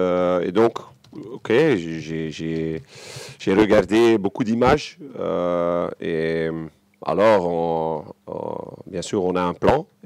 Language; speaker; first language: French; non-native, local second language; Dutch